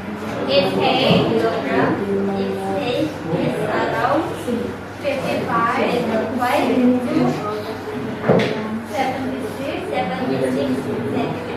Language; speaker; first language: English; non-native, fluent; Indonesian